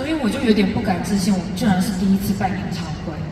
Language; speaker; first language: Chinese; native; Chinese